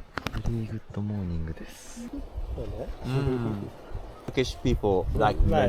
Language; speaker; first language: English; non-native, learner; Japanese